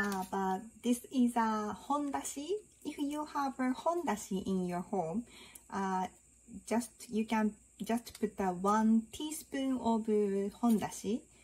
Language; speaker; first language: English; non-native, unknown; Japanese